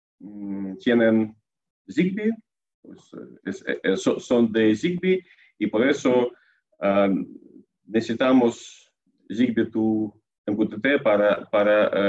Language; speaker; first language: Spanish; non-native, learner; Russian